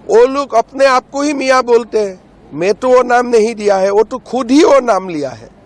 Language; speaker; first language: Hindi; non-native, local second language; Assamese